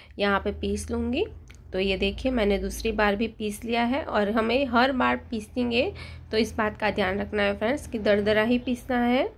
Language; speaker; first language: Hindi; non-native, local second language; Gujarati